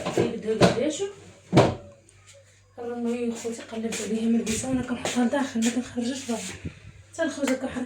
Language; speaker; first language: Arabic; native; Arabic